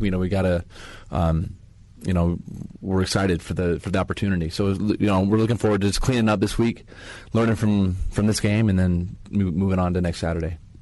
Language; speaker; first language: English; native; English